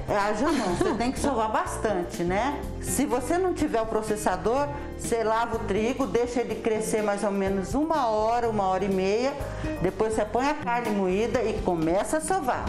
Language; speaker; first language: Portuguese; early bilingual, other home language; Arabic